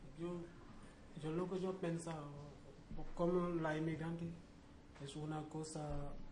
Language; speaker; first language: Spanish; non-native, learner; Wolof